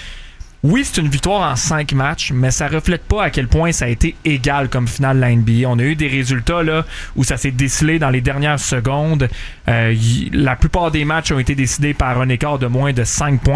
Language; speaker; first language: French; native; French